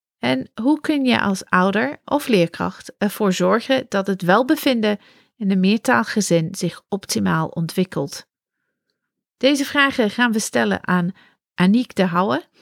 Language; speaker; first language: Dutch; non-native, fluent; English